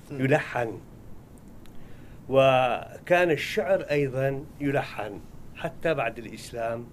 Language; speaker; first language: Arabic; native; Arabic